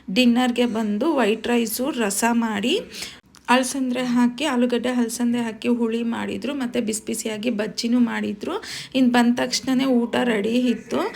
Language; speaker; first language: Kannada; native; Kannada